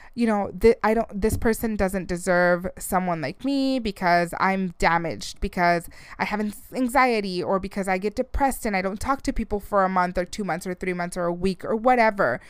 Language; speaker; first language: English; early bilingual, other home language; Spanish